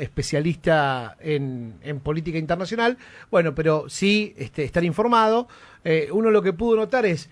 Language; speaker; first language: Spanish; native; Spanish